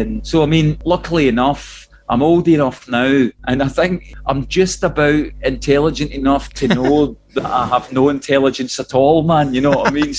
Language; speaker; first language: English; native; English